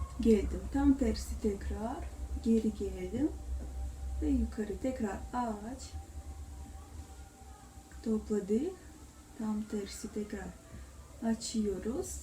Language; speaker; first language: Turkish; non-native, learner; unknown